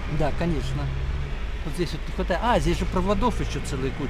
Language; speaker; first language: Russian; native; Russian